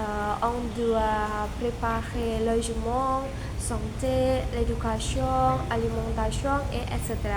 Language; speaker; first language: French; non-native, learner; Indonesian